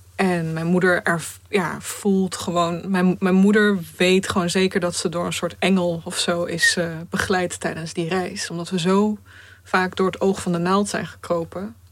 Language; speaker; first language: Dutch; early bilingual, other home language; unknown